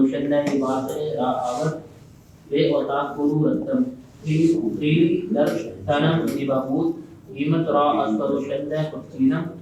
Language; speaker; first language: Persian; non-native, learner; Urdu